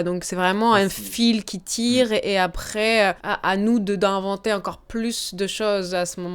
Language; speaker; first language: French; native; French